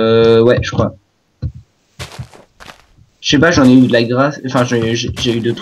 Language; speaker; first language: French; native; French